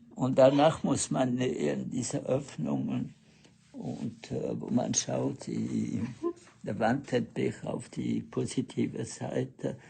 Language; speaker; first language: German; non-native, learner; French